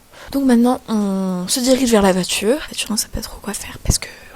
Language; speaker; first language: French; native; French